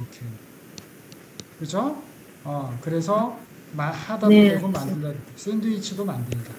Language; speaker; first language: Korean; native; Korean